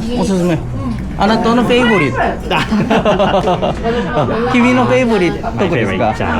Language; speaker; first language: Japanese; non-native, learner; Korean